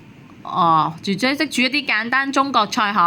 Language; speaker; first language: Cantonese; native; Cantonese